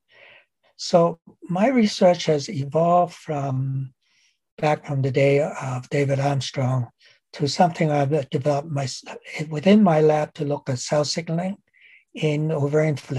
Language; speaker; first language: English; non-native, local second language; Cantonese